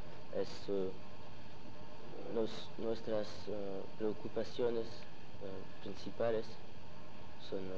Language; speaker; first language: Spanish; non-native, learner; French